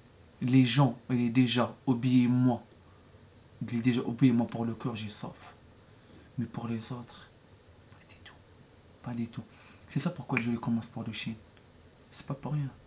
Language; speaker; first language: French; non-native, learner; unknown